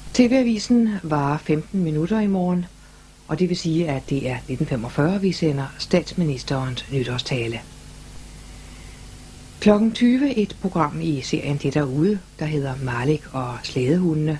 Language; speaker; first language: Danish; native; Danish